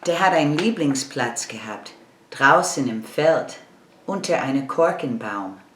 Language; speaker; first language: German; non-native, learner; English